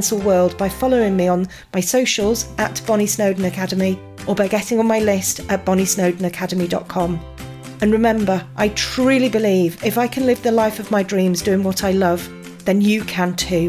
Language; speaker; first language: English; native; English